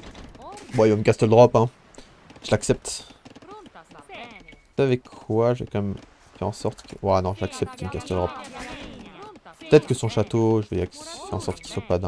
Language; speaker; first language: French; native; French